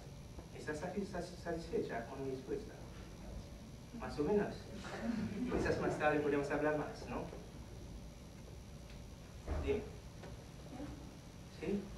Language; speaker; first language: Spanish; non-native, fluent; Haitian Creole